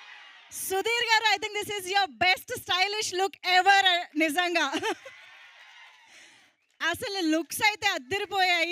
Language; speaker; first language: Telugu; native; Telugu